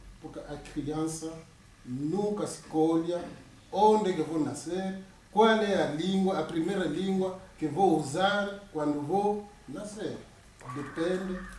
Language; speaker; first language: Portuguese; non-native, fluent; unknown